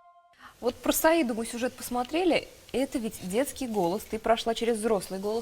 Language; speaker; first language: Russian; native; Russian